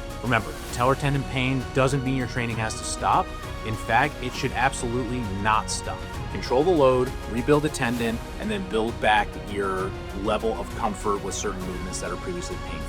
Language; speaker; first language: English; native; English